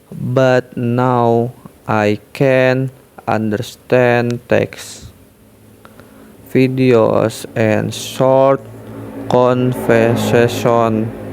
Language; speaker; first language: English; non-native, learner; Indonesian